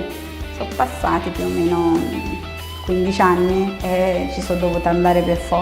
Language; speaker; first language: Italian; non-native, fluent; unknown